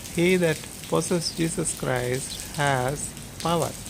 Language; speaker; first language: English; non-native, local second language; Telugu